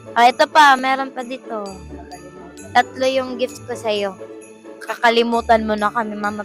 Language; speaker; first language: Filipino; native; Filipino